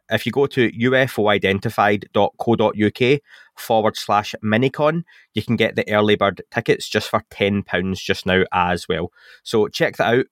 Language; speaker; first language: English; native; English